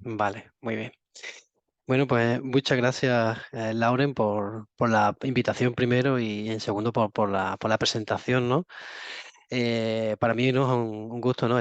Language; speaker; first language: Spanish; native; Spanish